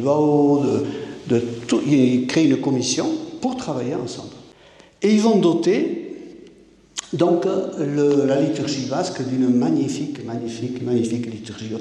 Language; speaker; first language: French; native; French